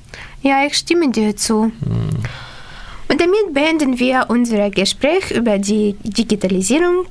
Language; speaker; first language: German; non-native, learner; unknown